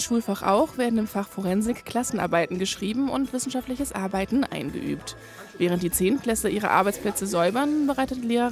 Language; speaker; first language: German; native; German